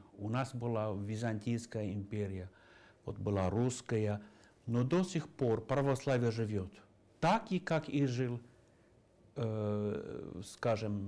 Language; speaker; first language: Russian; non-native, fluent; Finnish